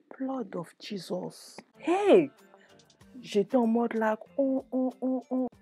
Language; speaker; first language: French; native; French